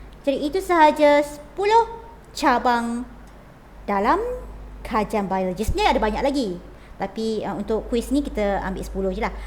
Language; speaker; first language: Malay; native; Malay